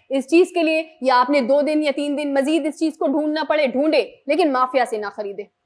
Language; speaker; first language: Urdu; native; Urdu